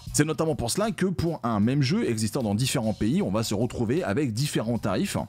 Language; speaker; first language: French; native; French